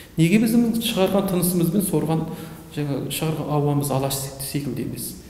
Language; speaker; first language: Kazakh; native; Kazakh